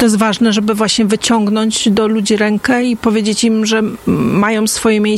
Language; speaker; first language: Polish; native; Polish